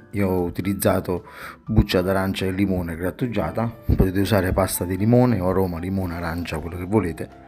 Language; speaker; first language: Italian; native; Italian